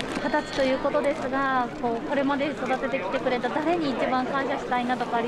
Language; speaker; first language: Japanese; native; Japanese